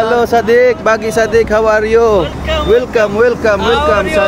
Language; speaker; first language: English; non-native, learner; Filipino